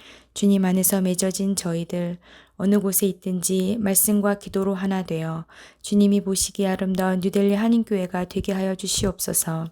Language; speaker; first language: Korean; native; Korean